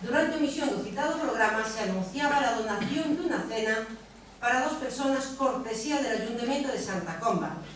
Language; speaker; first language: Spanish; non-native, local second language; Galician